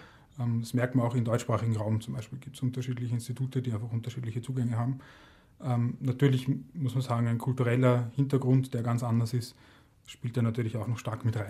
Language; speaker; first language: German; native; German